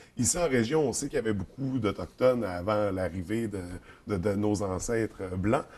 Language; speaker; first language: French; native; French